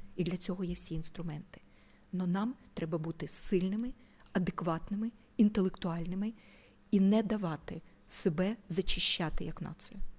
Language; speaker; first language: Ukrainian; non-native, local second language; Russian